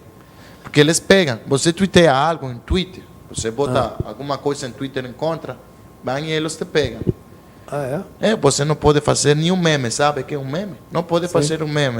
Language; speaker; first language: Portuguese; non-native, learner; Spanish